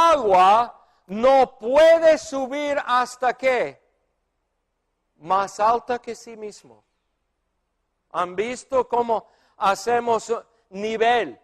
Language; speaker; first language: Spanish; non-native, fluent; English